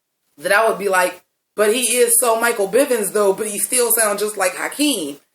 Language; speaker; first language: English; native; English